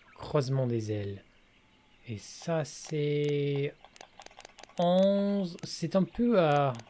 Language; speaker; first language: French; non-native, learner; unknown